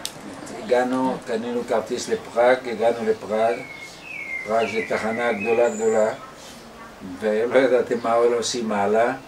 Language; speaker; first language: Hebrew; non-native, fluent; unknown